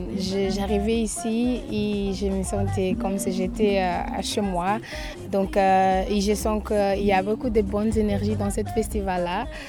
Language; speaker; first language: French; non-native, learner; Portuguese